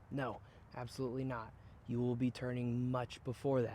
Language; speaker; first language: English; native; English